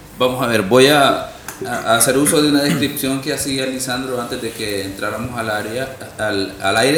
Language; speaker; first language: Spanish; native; Spanish